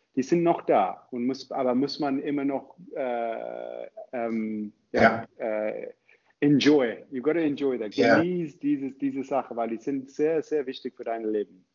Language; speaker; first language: German; non-native, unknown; English